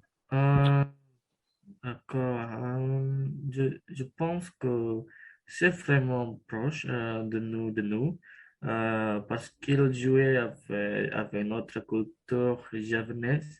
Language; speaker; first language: French; non-native, learner; Indonesian